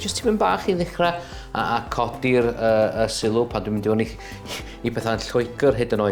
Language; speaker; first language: Welsh; native; Welsh